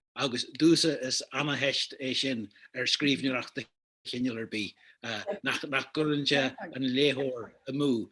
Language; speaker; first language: Irish; native; Irish